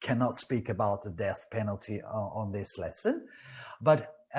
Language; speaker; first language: English; non-native, fluent; Italian